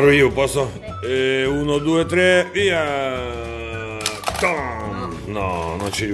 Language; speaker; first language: Italian; non-native, fluent; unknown